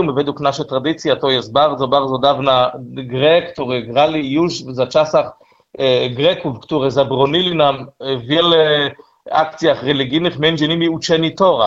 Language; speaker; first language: Polish; non-native, learner; Hebrew